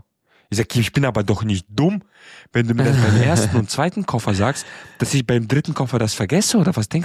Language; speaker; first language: German; non-native, fluent; Romanian